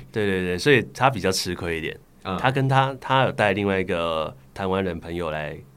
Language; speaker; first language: Chinese; native; Chinese